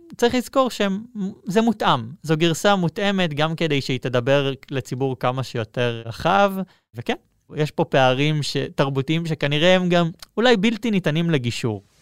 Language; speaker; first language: Hebrew; native; Hebrew